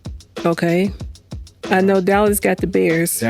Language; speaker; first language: English; native; English